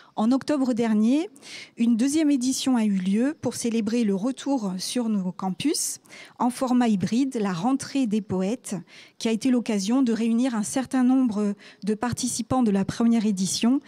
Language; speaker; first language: French; native; French